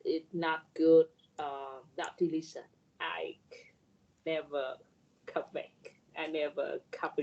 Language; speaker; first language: English; non-native, learner; Vietnamese